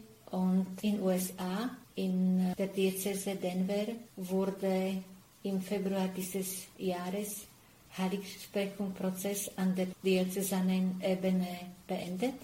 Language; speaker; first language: German; non-native, fluent; Slovak